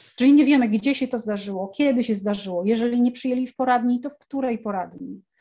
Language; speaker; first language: Polish; native; Polish